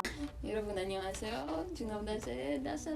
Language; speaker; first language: Korean; non-native, learner; Russian